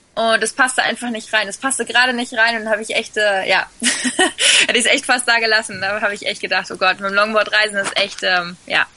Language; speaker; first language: German; early bilingual, other home language; Spanish